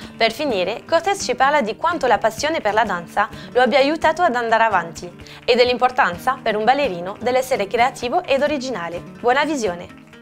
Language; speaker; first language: Italian; native; Italian